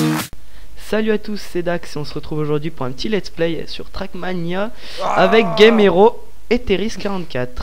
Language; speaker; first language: French; native; French